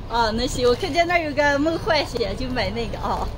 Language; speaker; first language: Chinese; native; Chinese